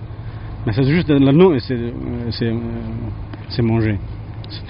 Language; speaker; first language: French; non-native, learner; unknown